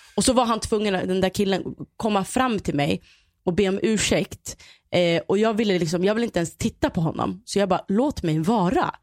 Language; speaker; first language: Swedish; early bilingual, other home language; Somali